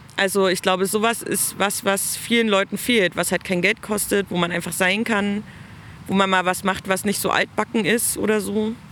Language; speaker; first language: German; native; German